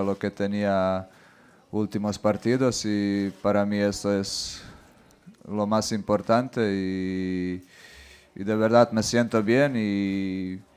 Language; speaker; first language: Spanish; non-native, fluent; Croatian